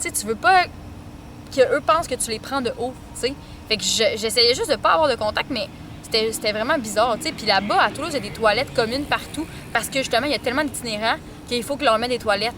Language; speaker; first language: French; native; French